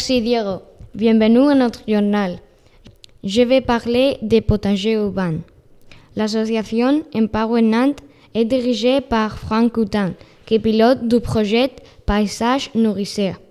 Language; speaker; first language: French; non-native, learner; Spanish